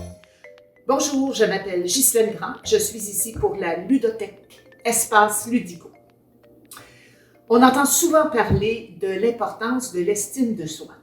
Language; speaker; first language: French; native; French